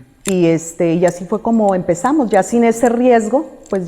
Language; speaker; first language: Spanish; native; Spanish